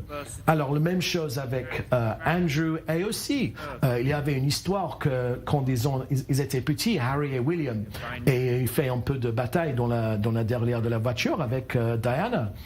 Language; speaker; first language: French; non-native, learner; English